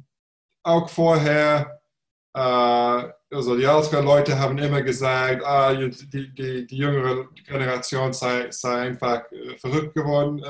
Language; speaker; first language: German; non-native, fluent; English